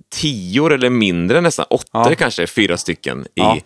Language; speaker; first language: Swedish; native; Swedish